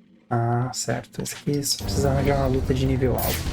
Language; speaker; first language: Portuguese; native; Portuguese